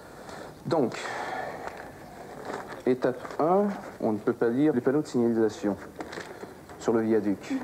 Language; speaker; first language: French; native; French